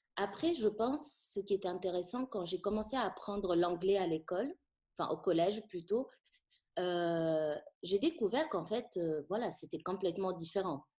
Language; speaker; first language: French; non-native, local second language; Arabic